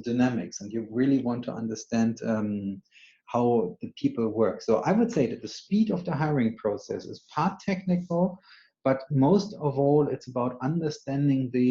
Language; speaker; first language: English; non-native, fluent; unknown